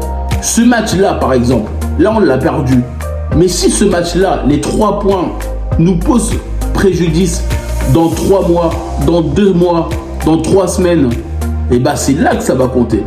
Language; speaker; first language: French; native; French